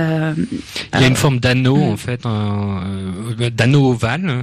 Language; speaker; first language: French; native; French